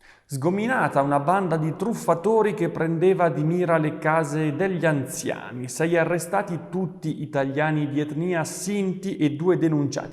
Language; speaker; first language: Italian; native; Italian